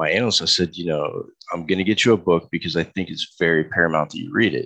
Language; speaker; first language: English; native; English